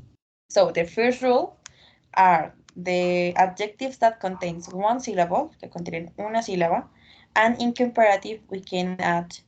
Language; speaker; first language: English; non-native, learner; Spanish